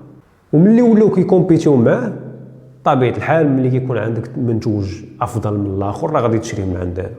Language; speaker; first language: Arabic; native; Arabic